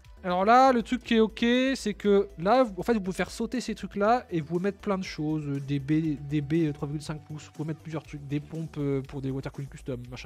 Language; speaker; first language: French; native; French